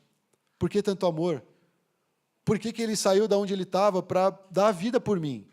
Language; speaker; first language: Portuguese; native; Portuguese